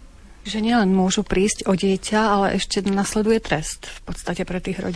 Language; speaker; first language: Slovak; native; Slovak